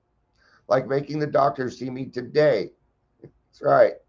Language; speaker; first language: English; native; English